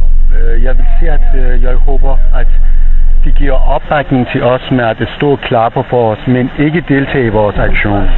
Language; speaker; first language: Danish; non-native, fluent; Persian